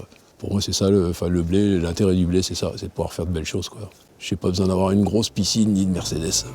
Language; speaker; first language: French; native; French